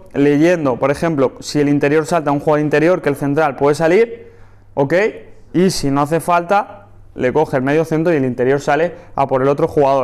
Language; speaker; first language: Spanish; native; Spanish